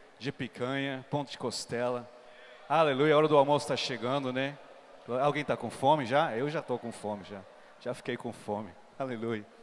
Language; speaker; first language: Portuguese; non-native, fluent; English